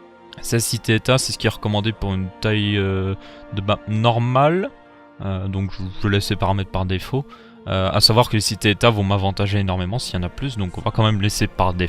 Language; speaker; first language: French; native; French